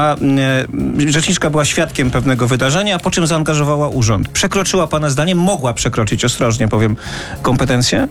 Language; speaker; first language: Polish; native; Polish